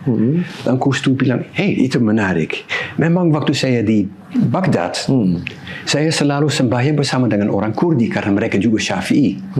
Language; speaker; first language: Indonesian; non-native, fluent; Dutch